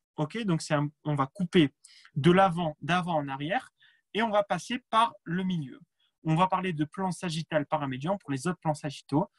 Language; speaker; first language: French; native; French